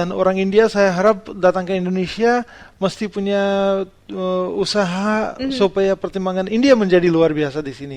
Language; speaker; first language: Indonesian; non-native, fluent; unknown